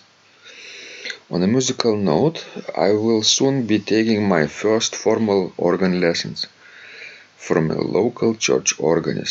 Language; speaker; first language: English; non-native, fluent; Lithuanian